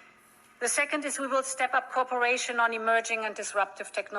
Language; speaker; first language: English; non-native, fluent; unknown